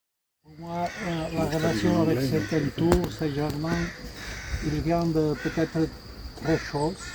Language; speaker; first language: French; non-native, fluent; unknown